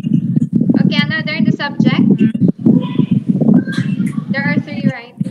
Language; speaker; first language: English; non-native, learner; Thai